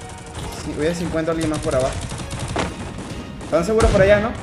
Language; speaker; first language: Spanish; native; Spanish